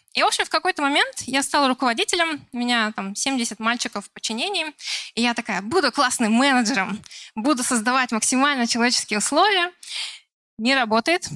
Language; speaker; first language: Russian; native; Russian